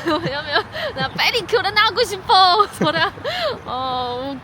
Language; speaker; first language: Korean; non-native, learner; Chinese